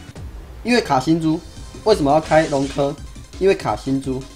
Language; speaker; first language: Chinese; native; Chinese